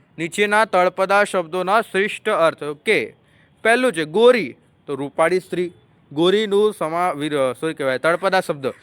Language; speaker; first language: Gujarati; non-native, local second language; Marathi